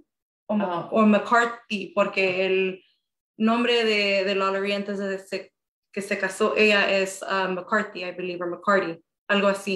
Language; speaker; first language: Spanish; early bilingual, heritage; Spanish